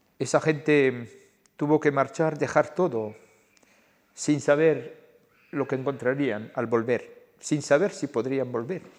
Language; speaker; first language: Spanish; early bilingual, heritage; Spanish